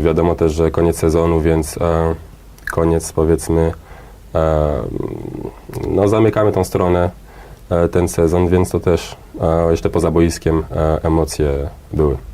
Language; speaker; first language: Polish; early bilingual, heritage; Polish